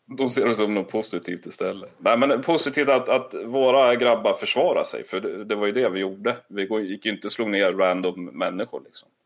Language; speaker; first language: Swedish; native; Swedish